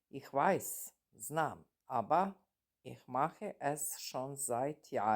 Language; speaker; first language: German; non-native, fluent; Serbian